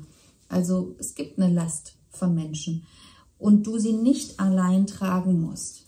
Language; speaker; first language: German; native; German